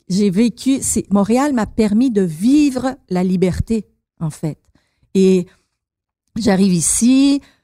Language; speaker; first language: French; early bilingual, other home language; Persian